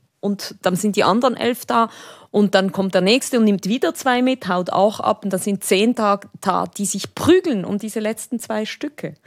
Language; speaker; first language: German; early bilingual, other home language; Spanish